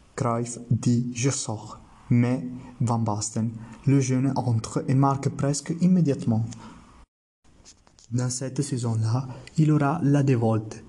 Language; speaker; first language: French; non-native, learner; Italian